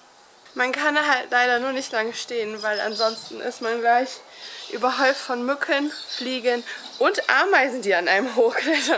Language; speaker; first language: German; native; German